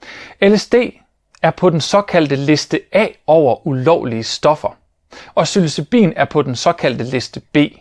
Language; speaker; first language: Danish; native; Danish